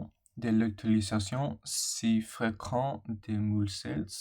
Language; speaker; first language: French; non-native, learner; English